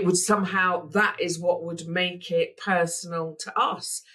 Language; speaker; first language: English; native; English